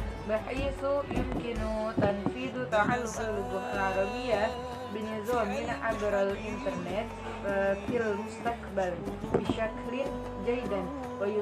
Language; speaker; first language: Arabic; non-native, learner; Indonesian